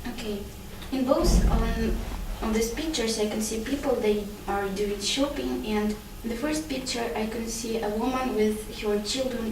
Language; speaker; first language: English; non-native, learner; Russian